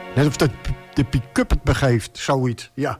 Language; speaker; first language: Dutch; native; Dutch